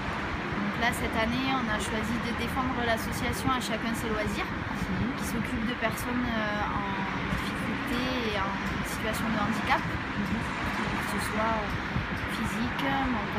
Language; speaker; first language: French; native; French